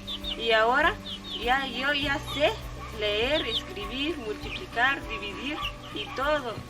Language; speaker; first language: Spanish; non-native, local second language; Kʼicheʼ